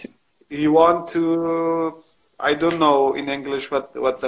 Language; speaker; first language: English; non-native, learner; Kurdish